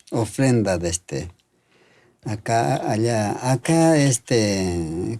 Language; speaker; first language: Spanish; non-native, local second language; Quechua